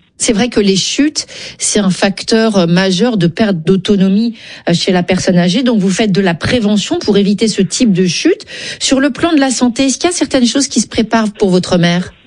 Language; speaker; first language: French; native; French